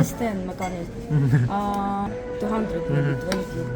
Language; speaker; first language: English; non-native, learner; Russian